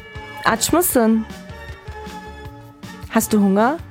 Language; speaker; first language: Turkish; early bilingual, heritage; German